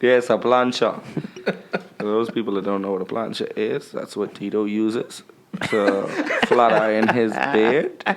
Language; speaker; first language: English; native; English